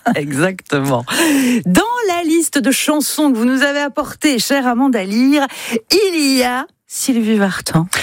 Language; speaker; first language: French; native; French